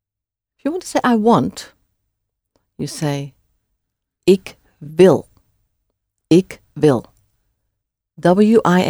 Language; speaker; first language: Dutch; non-native, fluent; English